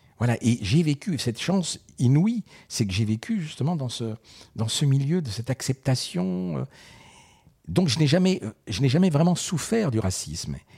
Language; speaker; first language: French; early bilingual, other home language; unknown